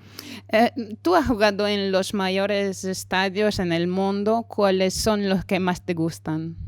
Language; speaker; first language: Spanish; non-native, fluent; French